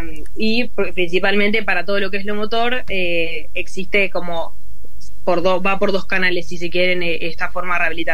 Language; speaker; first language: Spanish; native; Spanish